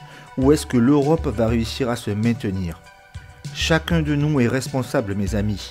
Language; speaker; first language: French; native; French